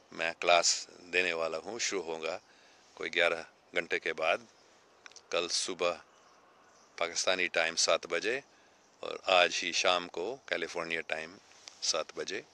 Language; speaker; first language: Urdu; non-native, local second language; English